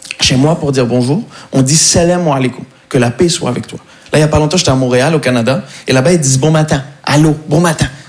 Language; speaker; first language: French; non-native, local second language; Arabic